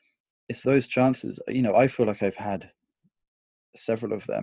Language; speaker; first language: English; native; English